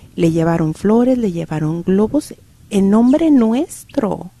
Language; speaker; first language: Spanish; native; Spanish